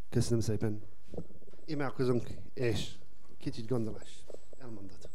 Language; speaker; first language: Hungarian; non-native, learner; English